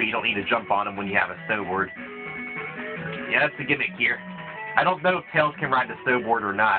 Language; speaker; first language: English; native; English